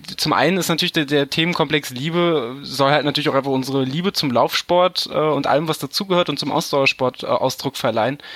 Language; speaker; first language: German; native; German